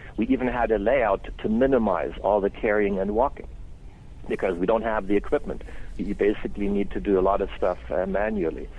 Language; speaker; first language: English; non-native, fluent; German